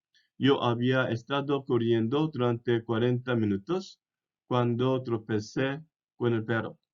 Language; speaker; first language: Spanish; non-native, fluent; English